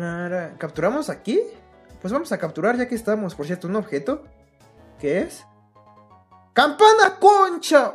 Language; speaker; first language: Spanish; native; Spanish